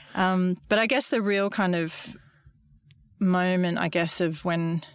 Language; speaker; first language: English; native; English